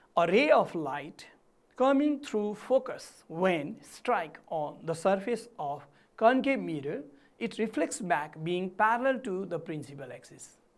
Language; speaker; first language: English; non-native, local second language; Nepali